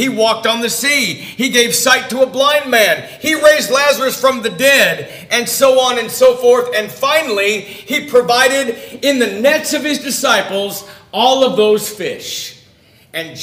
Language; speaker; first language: English; native; English